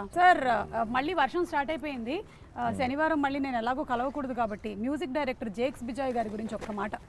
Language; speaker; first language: Telugu; native; Telugu